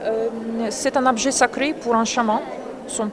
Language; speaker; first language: French; non-native, learner; Russian